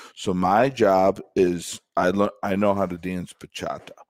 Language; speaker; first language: English; native; English